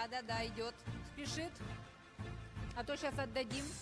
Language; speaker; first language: Russian; native; Russian